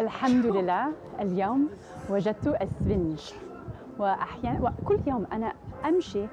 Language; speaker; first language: Arabic; non-native, fluent; English